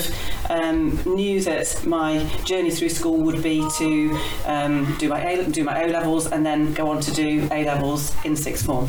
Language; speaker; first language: English; native; English